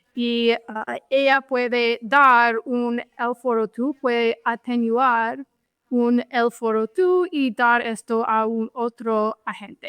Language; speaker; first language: Spanish; non-native, fluent; English